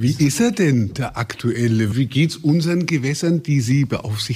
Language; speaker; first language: German; native; German